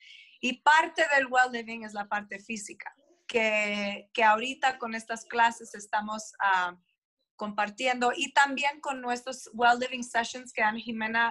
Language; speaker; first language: Spanish; non-native, fluent; English